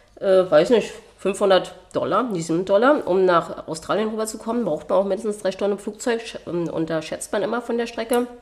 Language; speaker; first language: German; native; German